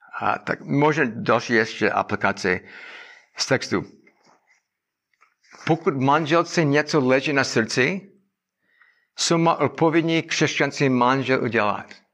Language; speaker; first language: Czech; non-native, learner; English